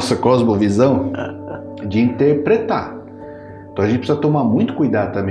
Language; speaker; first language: Portuguese; native; Portuguese